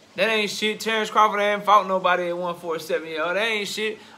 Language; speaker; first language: English; native; English